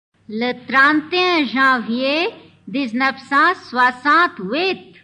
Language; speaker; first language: French; native; French